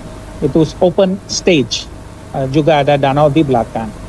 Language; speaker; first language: Indonesian; non-native, fluent; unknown